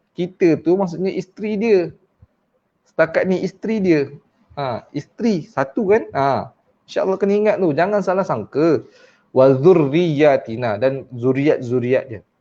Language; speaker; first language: Malay; native; Malay